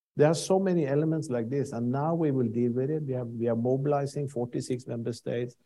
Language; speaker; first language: English; non-native, fluent; Norwegian